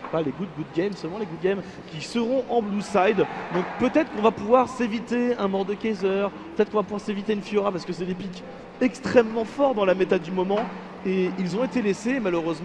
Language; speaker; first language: French; native; French